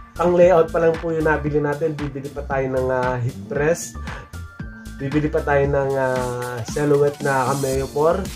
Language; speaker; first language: Filipino; non-native, local second language; Bikol